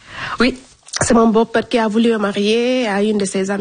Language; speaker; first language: French; non-native, local second language; Fula